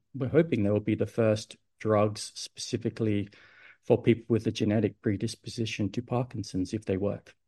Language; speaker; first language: English; native; English